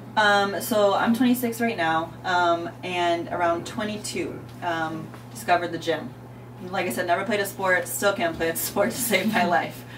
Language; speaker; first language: English; native; English